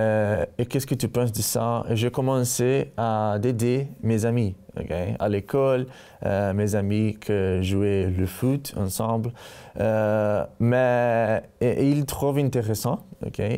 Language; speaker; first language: French; non-native, learner; Portuguese